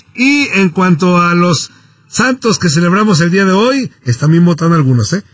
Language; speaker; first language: Spanish; native; Spanish